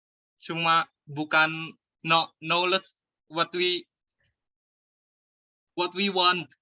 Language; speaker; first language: English; non-native, learner; Indonesian